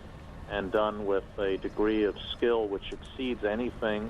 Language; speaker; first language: English; native; English